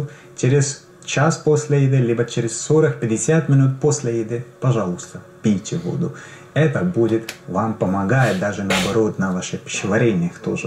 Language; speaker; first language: Russian; non-native, learner; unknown